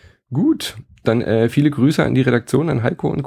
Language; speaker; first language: German; native; German